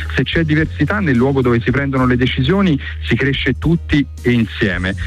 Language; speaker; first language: Italian; early bilingual, other home language; Albanian